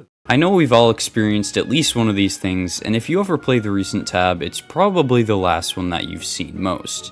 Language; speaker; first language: English; native; English